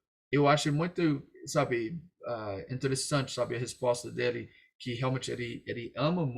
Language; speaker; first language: Portuguese; non-native, fluent; English